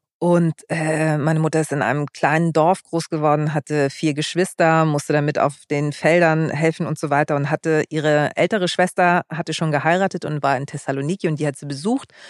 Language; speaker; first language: German; early bilingual, other home language; Greek